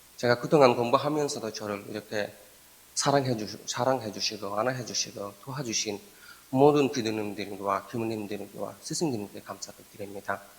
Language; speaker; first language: Korean; non-native, fluent; Bangla